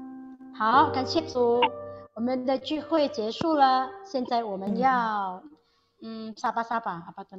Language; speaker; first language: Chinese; early bilingual, heritage; Chinese